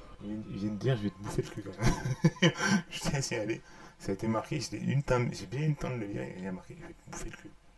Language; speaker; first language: French; native; French